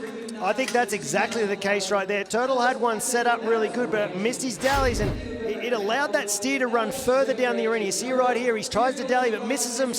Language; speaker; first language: English; native; English